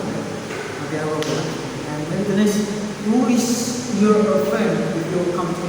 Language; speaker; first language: English; non-native, learner; Indonesian